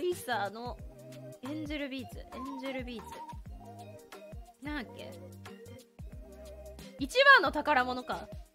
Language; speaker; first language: Japanese; native; Japanese